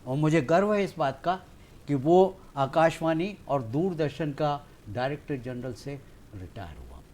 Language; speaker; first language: Hindi; native; Hindi